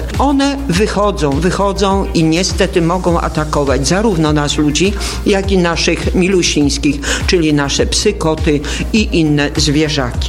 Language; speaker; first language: Polish; native; Polish